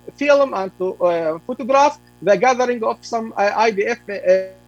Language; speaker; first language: English; non-native, fluent; Arabic